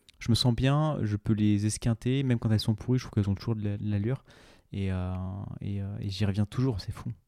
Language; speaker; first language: French; native; French